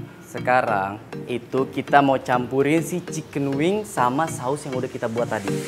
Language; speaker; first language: Indonesian; native; Indonesian